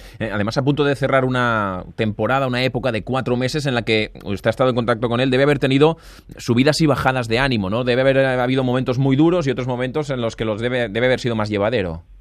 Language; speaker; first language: Spanish; non-native, local second language; Catalan